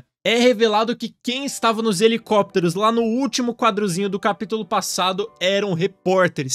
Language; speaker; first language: Portuguese; native; Portuguese